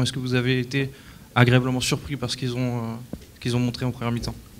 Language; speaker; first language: French; native; French